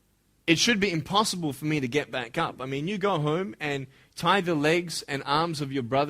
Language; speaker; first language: English; native; English